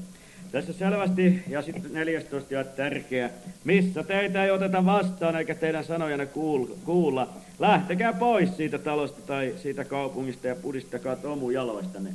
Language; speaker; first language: Finnish; native; Finnish